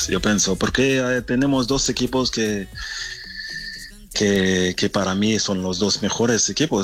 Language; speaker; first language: Spanish; non-native, learner; French